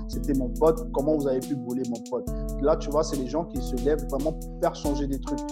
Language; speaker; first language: French; non-native, fluent; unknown